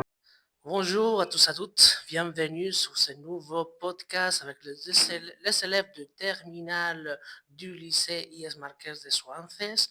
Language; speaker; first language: French; non-native, fluent; Spanish